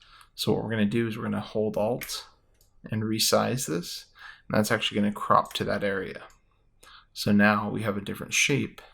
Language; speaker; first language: English; native; English